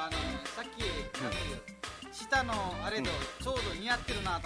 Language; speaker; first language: Japanese; non-native, fluent; Nepali